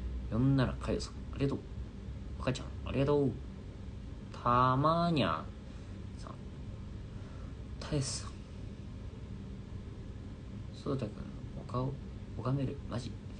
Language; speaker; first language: Japanese; native; Japanese